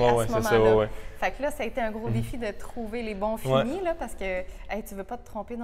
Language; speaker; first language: French; native; French